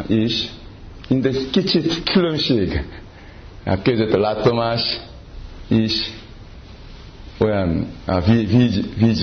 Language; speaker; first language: Hungarian; non-native, learner; Korean